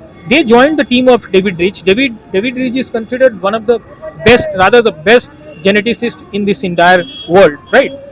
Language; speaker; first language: English; non-native, local second language; Hindi